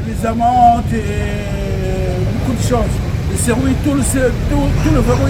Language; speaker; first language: French; non-native, learner; Arabic